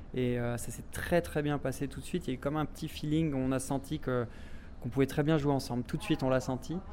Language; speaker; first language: French; native; French